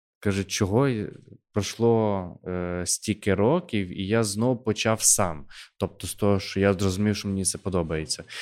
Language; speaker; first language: Ukrainian; native; Ukrainian